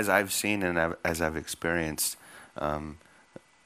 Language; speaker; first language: English; native; English